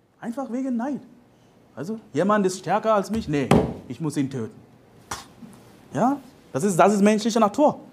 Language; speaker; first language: German; non-native, fluent; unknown